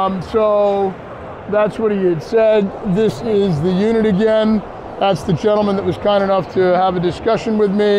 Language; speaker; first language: English; native; English